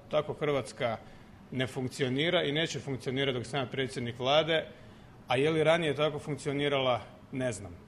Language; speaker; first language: Croatian; native; Croatian